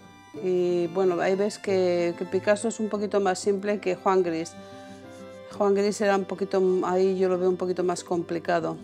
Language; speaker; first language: Spanish; native; Spanish